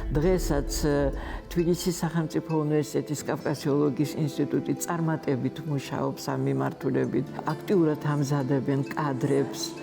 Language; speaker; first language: Georgian; non-native, fluent; Adyghe